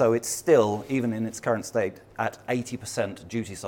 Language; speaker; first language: English; native; English